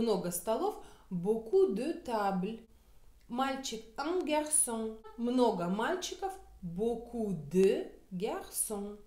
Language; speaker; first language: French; non-native, fluent; Russian